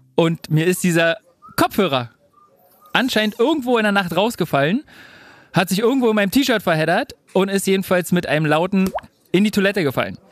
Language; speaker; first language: German; native; German